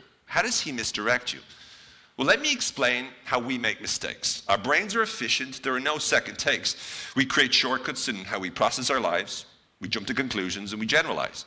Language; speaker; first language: English; native; English